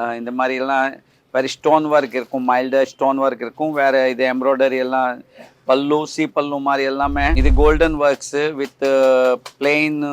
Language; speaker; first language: Tamil; non-native, learner; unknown